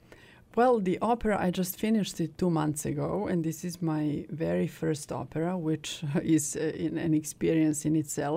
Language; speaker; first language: English; non-native, fluent; Serbian